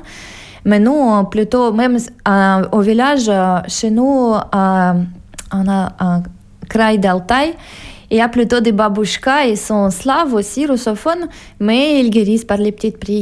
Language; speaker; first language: French; non-native, fluent; Russian